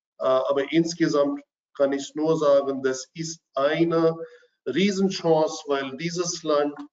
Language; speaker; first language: German; non-native, fluent; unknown